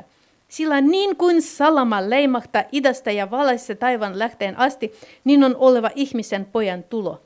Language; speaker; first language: Finnish; non-native, fluent; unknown